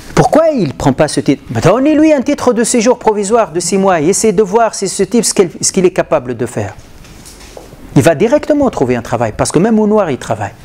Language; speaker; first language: French; non-native, local second language; Arabic